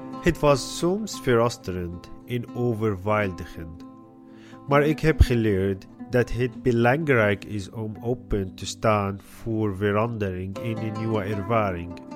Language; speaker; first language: Dutch; non-native, learner; Arabic